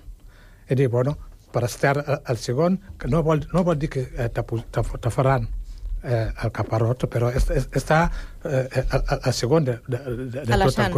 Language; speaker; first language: Catalan; non-native, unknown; Wolof